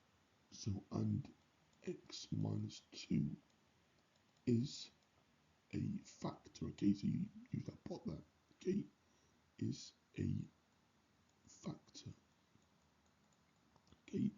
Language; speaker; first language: English; native; English